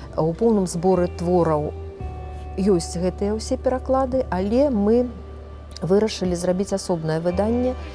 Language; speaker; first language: Belarusian; native; Belarusian